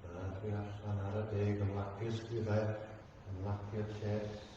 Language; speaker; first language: Welsh; non-native, fluent; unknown